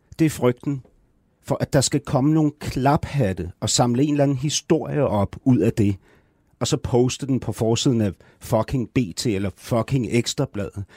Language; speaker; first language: Danish; native; Danish